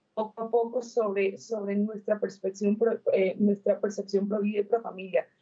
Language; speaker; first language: Spanish; native; Spanish